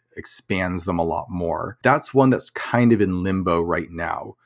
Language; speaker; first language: English; native; English